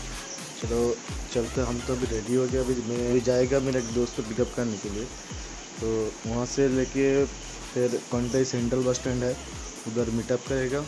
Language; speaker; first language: Hindi; non-native, local second language; Bangla